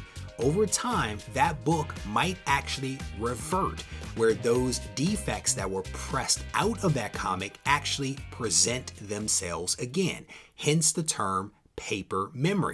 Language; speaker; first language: English; native; English